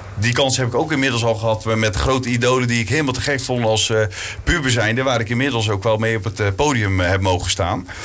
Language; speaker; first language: Dutch; native; Dutch